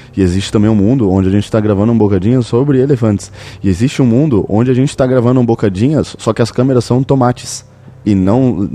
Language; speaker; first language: Portuguese; native; Portuguese